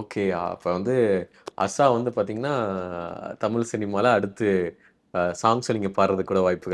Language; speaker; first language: Tamil; native; Tamil